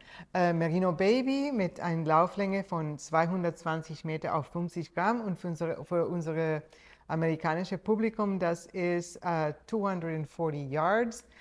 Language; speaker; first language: German; non-native, fluent; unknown